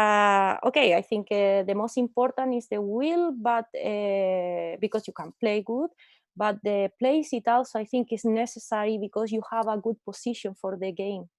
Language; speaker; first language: English; non-native, learner; Spanish